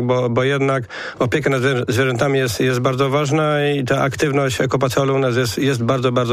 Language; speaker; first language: Polish; native; Polish